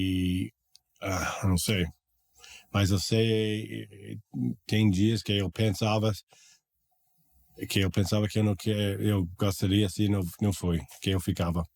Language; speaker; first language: Portuguese; non-native, learner; English